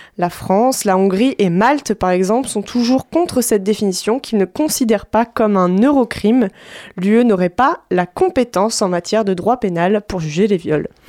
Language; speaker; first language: French; native; French